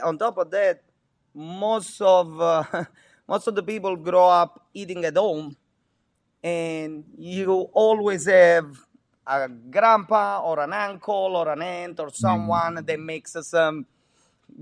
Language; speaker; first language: English; non-native, fluent; Italian